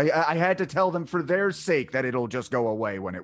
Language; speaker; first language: English; native; English